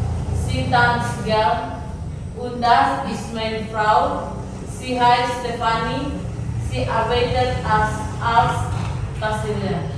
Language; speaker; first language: German; non-native, learner; Indonesian